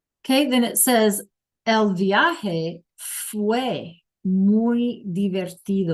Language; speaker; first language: Spanish; non-native, fluent; English